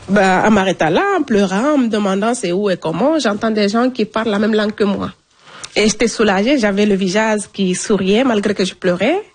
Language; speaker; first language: French; non-native, local second language; Fula